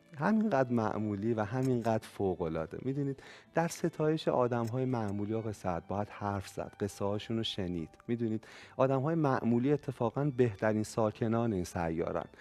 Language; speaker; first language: Persian; native; Persian